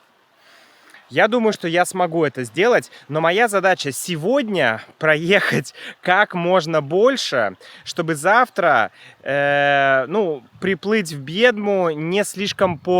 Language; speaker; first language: Russian; native; Russian